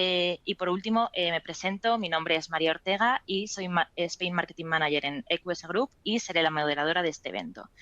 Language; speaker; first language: Spanish; native; Spanish